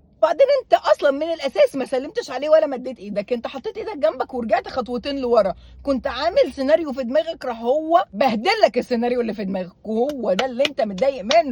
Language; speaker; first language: Arabic; native; Arabic